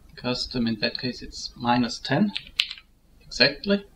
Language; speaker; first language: English; non-native, fluent; German